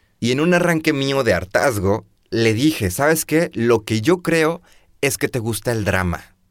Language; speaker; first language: Spanish; native; Spanish